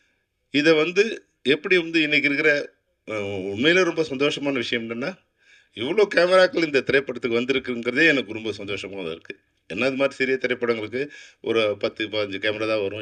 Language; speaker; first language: Tamil; native; Tamil